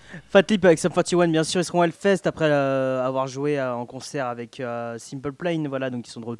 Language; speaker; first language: French; native; French